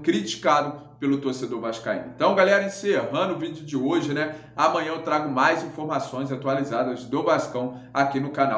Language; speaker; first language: Portuguese; native; Portuguese